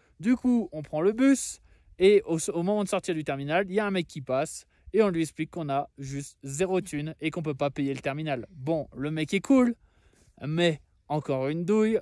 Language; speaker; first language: French; native; French